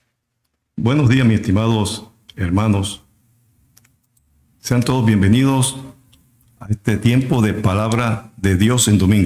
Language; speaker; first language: Spanish; native; Spanish